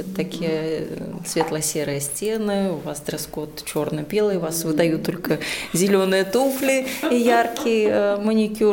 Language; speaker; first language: Russian; native; Russian